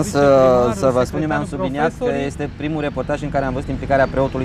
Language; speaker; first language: Romanian; native; Romanian